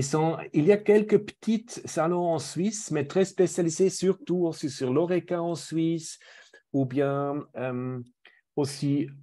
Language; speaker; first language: French; non-native, fluent; German